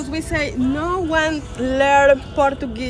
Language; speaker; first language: English; non-native, learner; Spanish